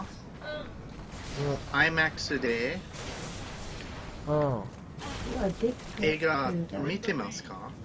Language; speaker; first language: Japanese; non-native, learner; English